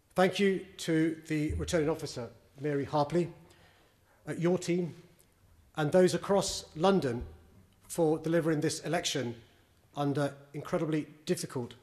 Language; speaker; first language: English; native; English